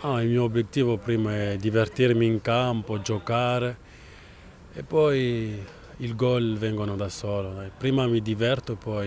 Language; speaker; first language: Italian; non-native, fluent; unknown